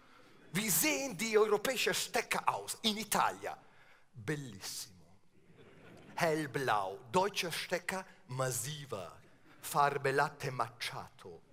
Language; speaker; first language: German; non-native, fluent; Italian